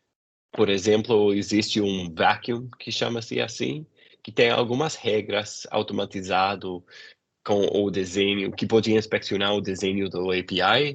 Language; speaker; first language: Portuguese; non-native, fluent; English